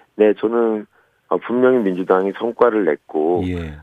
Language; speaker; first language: Korean; native; Korean